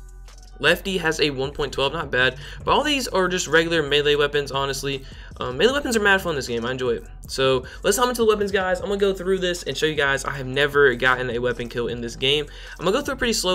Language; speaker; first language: English; native; English